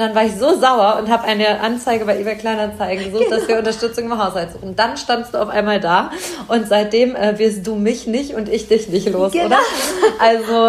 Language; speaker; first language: German; native; German